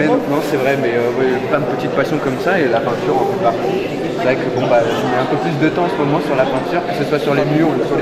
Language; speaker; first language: French; native; French